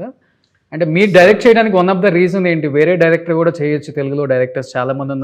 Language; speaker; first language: Telugu; native; Telugu